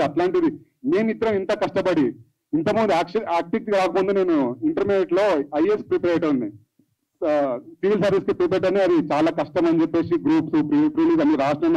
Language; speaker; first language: Telugu; native; Telugu